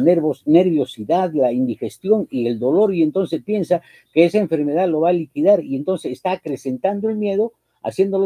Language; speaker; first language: Spanish; native; Spanish